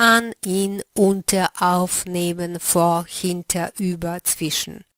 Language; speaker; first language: German; non-native, fluent; Polish